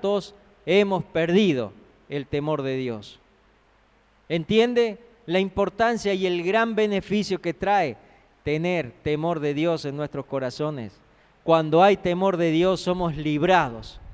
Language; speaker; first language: Spanish; native; Spanish